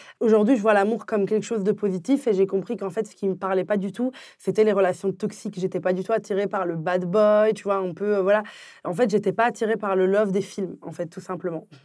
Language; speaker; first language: French; early bilingual, other home language; Arabic